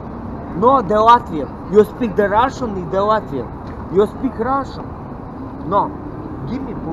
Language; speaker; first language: English; non-native, learner; Russian